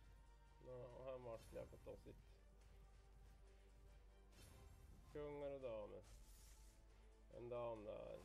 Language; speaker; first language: Swedish; native; Swedish